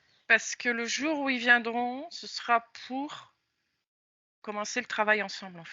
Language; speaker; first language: French; native; French